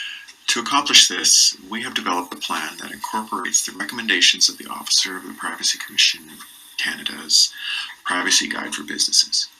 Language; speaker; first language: English; native; English